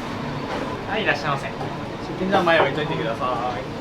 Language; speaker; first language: Japanese; native; Japanese